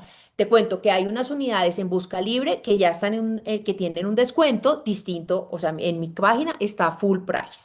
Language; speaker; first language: Spanish; native; Spanish